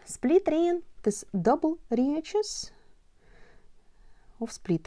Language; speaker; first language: Dutch; non-native, learner; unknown